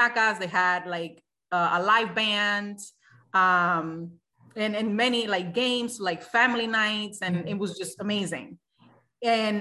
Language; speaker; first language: English; non-native, fluent; Spanish